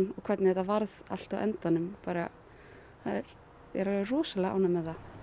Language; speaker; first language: Icelandic; native; Icelandic